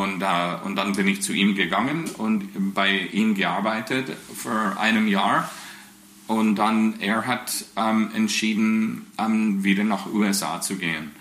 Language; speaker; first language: German; non-native, fluent; English